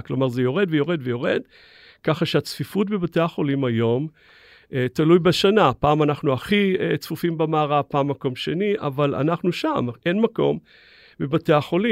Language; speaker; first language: Hebrew; native; Hebrew